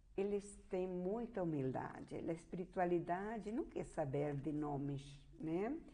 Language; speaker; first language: Portuguese; non-native, fluent; Spanish